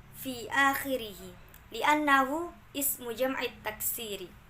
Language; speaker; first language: Arabic; non-native, learner; Indonesian